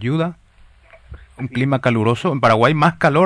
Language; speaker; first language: Spanish; native; Spanish